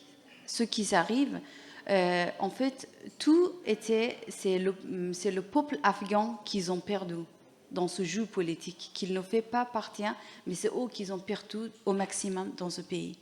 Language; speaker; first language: French; non-native, learner; Persian